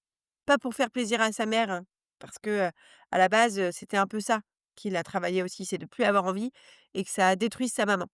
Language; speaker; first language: French; native; French